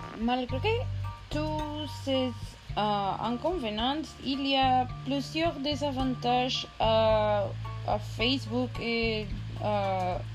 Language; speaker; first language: French; non-native, learner; Spanish